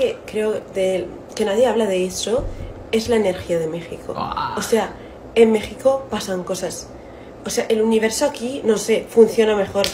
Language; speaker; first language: Spanish; non-native, fluent; Italian